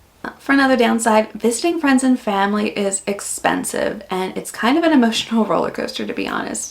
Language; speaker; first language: English; native; English